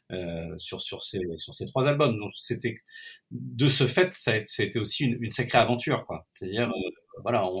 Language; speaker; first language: French; native; French